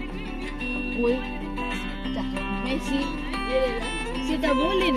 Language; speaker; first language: French; non-native, learner; Filipino